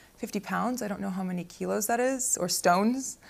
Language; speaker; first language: English; early bilingual, other home language; Arabic